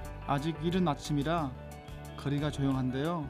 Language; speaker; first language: Korean; native; Korean